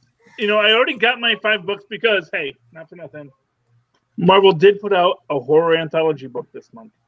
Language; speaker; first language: English; native; English